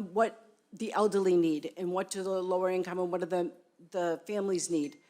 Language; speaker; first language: English; native; English